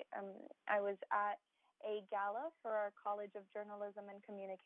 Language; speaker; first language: English; native; English